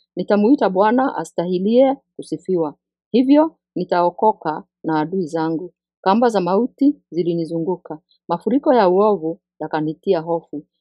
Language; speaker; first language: Swahili; non-native, local second language; Kikuyu